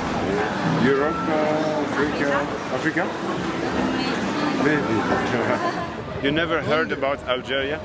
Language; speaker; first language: English; non-native, learner; Kabyle